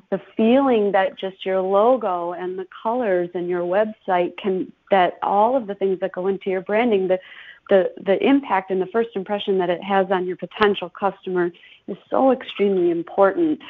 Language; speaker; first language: English; native; English